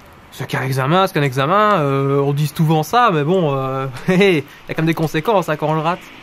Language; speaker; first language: French; native; French